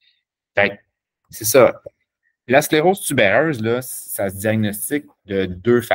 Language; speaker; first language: French; native; French